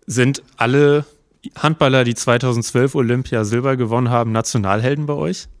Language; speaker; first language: German; native; German